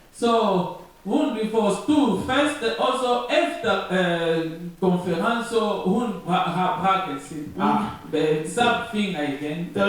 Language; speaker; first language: Danish; non-native, learner; French